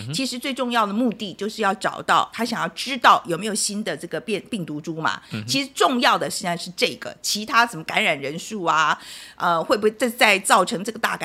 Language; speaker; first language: Chinese; native; Chinese